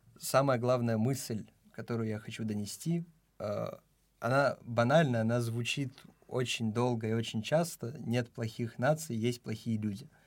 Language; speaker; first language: Russian; non-native, local second language; Tajik